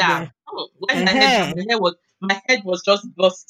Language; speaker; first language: English; non-native, local second language; Yoruba